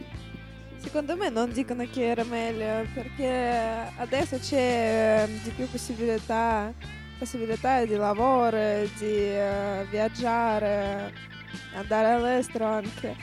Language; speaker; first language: Italian; non-native, learner; Russian